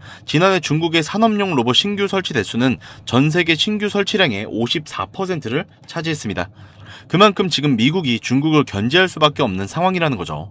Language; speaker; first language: Korean; native; Korean